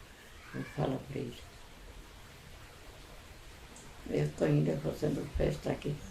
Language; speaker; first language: Portuguese; non-native, local second language; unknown